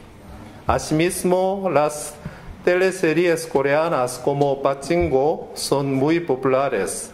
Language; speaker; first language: Spanish; non-native, learner; Korean